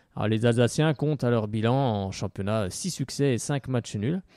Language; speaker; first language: French; native; French